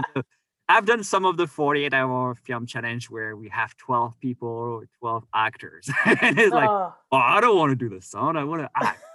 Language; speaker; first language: English; non-native, fluent; French